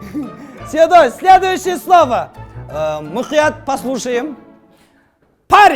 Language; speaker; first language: Russian; non-native, local second language; Kazakh